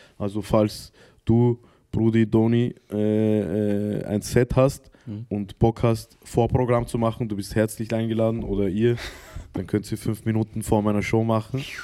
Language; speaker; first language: German; early bilingual, other home language; Arabic